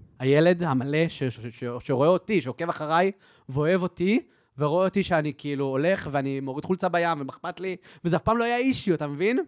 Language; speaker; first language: Hebrew; native; Hebrew